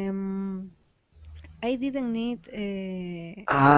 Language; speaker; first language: English; non-native, learner; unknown